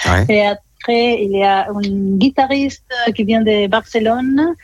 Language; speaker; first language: French; non-native, fluent; Spanish